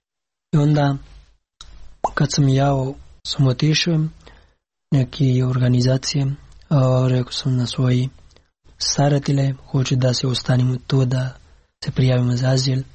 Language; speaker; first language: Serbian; non-native, learner; Pashto